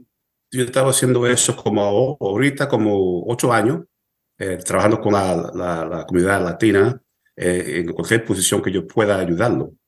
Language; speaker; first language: Spanish; early bilingual, heritage; Spanish